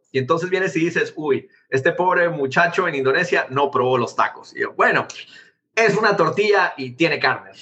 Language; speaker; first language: Spanish; native; Spanish